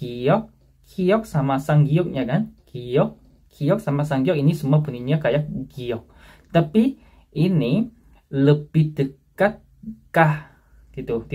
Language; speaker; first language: Indonesian; non-native, fluent; Korean